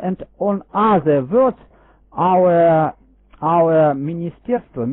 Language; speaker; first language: English; non-native, learner; Russian